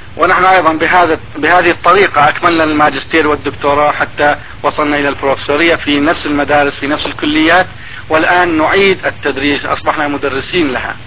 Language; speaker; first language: Arabic; non-native, fluent; Turkish